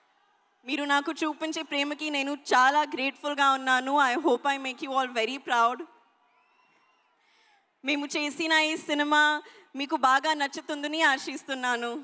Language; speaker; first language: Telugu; non-native, learner; Hindi